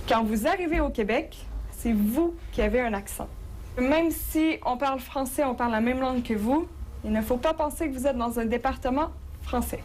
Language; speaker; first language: French; native; French